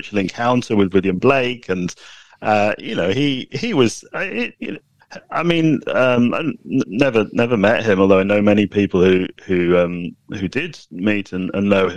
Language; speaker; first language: English; native; English